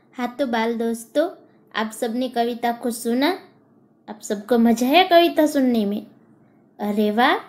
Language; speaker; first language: Hindi; non-native, local second language; Gujarati